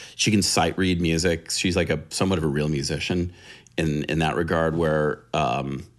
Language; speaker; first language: English; native; English